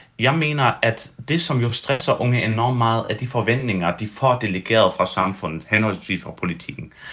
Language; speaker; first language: Danish; early bilingual, heritage; Danish